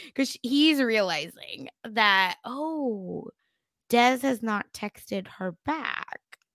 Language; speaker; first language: English; early bilingual, other home language; Hindi